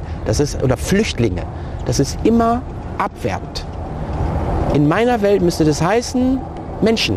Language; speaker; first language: German; early bilingual, other home language; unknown